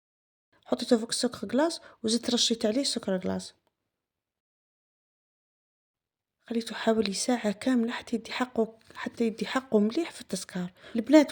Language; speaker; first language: Arabic; native; Arabic